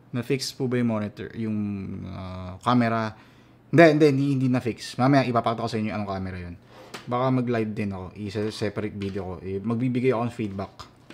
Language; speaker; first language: Filipino; non-native, local second language; Cebuano